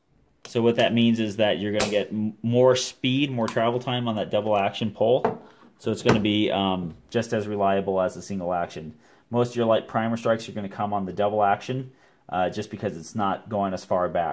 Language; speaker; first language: English; native; English